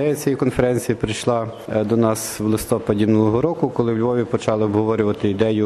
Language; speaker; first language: Ukrainian; native; Ukrainian